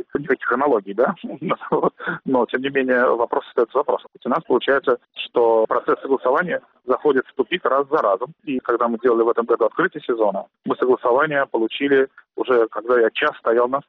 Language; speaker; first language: Russian; native; Russian